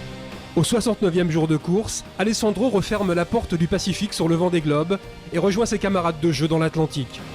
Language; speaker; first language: French; native; French